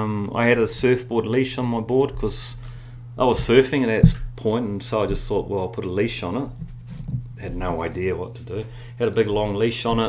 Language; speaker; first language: English; native; English